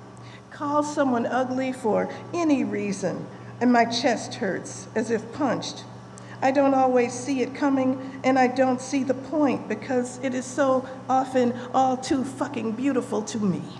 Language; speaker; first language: English; native; English